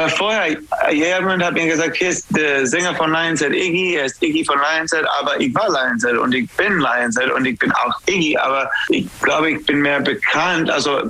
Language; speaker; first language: German; non-native, learner; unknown